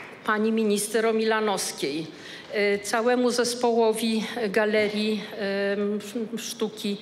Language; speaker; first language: Polish; native; Polish